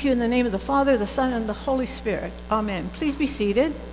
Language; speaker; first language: English; native; English